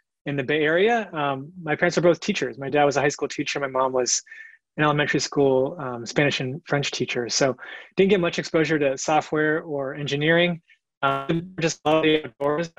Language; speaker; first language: English; native; English